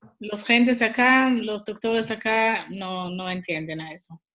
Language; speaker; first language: Spanish; non-native, learner; Swiss German